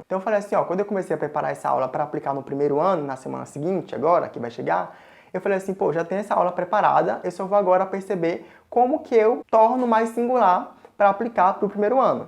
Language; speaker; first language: Portuguese; native; Portuguese